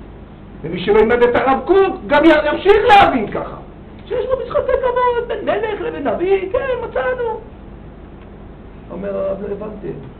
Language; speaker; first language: Hebrew; native; Hebrew